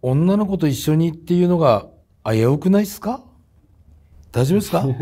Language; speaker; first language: Japanese; native; Japanese